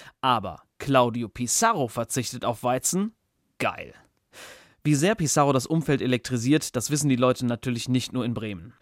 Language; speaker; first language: German; native; German